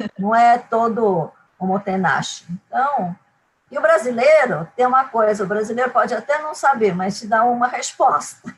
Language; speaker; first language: Portuguese; early bilingual, other home language; Japanese